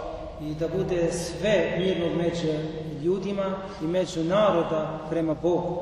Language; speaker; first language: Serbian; non-native, learner; Arabic